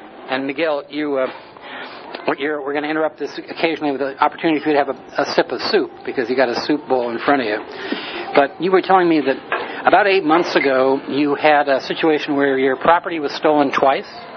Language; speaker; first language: English; native; English